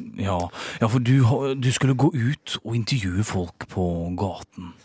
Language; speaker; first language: Norwegian; native; Norwegian